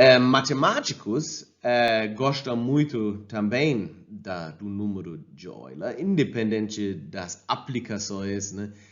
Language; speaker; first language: Portuguese; non-native, fluent; German